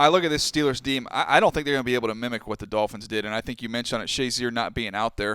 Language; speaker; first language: English; native; English